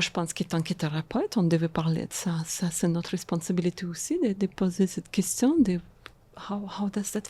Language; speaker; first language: French; non-native, fluent; Russian